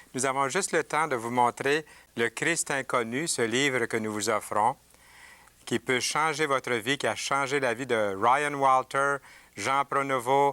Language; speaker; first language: French; native; French